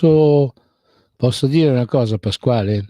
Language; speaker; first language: Italian; native; Italian